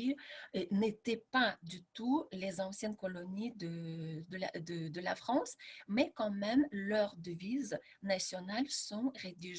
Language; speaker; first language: French; non-native, fluent; Lithuanian